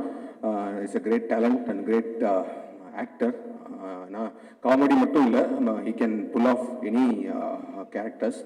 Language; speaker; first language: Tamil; native; Tamil